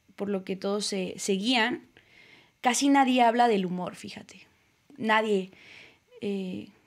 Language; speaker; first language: Spanish; native; Spanish